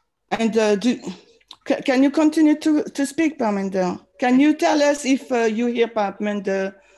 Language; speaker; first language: English; non-native, learner; French